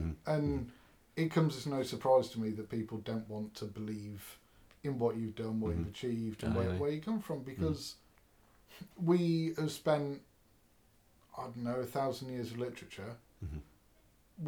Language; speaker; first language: English; native; English